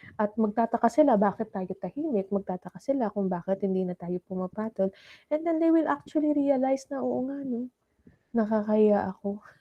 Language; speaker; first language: Filipino; non-native, local second language; Pampanga